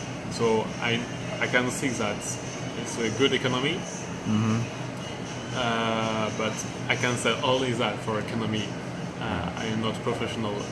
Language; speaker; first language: English; non-native, learner; French